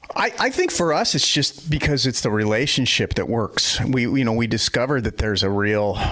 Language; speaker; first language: English; native; English